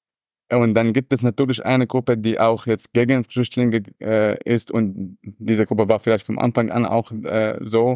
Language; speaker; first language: German; non-native, fluent; Arabic